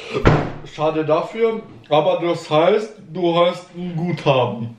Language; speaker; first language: German; native; German